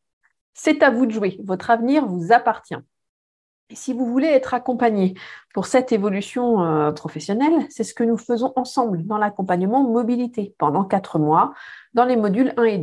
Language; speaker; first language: French; native; French